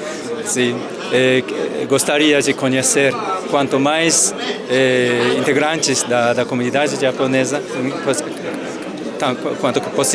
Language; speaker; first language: Portuguese; non-native, fluent; Japanese